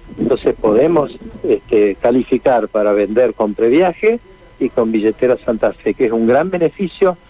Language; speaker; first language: Spanish; native; Spanish